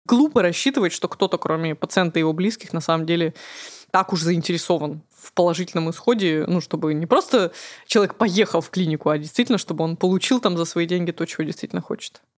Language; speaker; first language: Russian; native; Russian